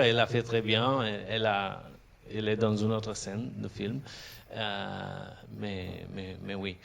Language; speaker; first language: French; non-native, fluent; Catalan